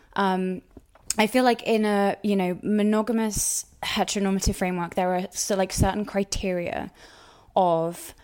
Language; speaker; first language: English; native; English